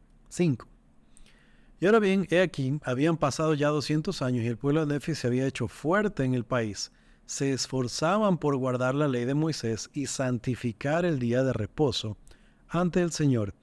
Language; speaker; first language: Spanish; native; Spanish